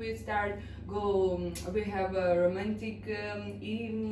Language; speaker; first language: English; non-native, learner; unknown